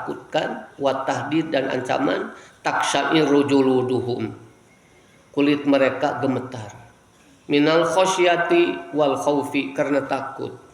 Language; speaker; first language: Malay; non-native, local second language; Sundanese